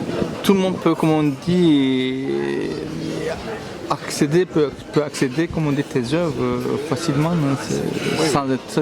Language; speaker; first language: French; non-native, fluent; Turkish